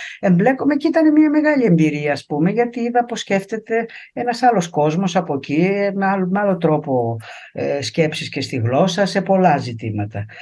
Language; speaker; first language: Greek; native; Greek